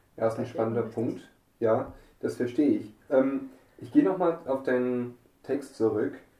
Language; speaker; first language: German; native; German